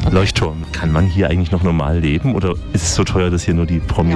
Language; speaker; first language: German; native; German